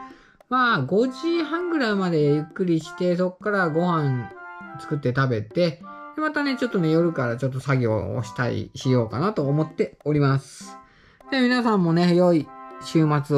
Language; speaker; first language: Japanese; native; Japanese